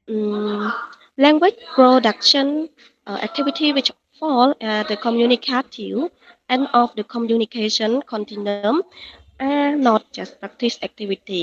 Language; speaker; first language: English; non-native, learner; Khmer